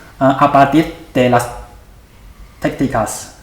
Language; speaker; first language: Spanish; non-native, learner; Chinese